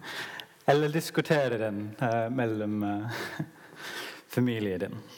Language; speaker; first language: Norwegian; non-native, learner; English